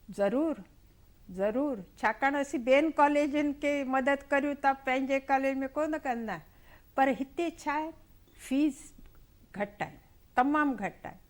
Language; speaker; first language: Sindhi; non-native, local second language; Konkani